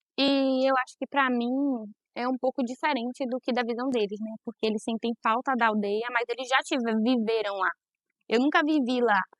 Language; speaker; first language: Portuguese; native; Portuguese